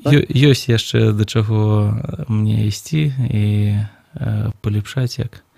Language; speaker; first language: Belarusian; non-native, local second language; Russian